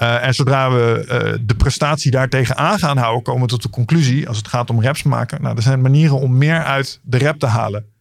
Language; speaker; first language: Dutch; native; Dutch